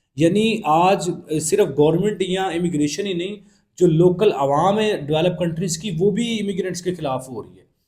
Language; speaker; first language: Urdu; non-native, local second language; Punjabi